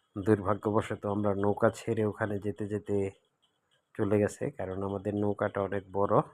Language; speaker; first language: Bangla; native; Bangla